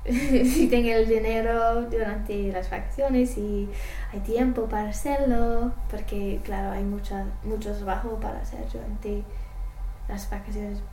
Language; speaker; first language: Spanish; non-native, learner; English